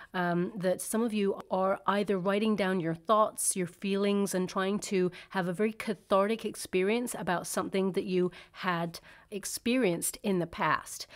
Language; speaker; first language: English; native; English